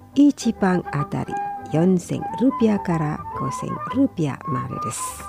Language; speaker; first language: Japanese; non-native, fluent; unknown